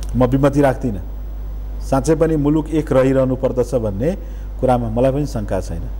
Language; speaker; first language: Nepali; non-native, local second language; Maithili